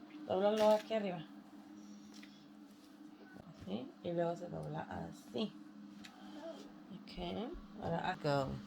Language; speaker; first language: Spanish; early bilingual, heritage; Spanish